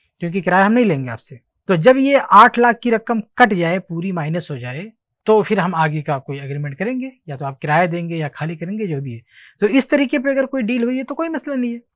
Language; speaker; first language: Hindi; native; Hindi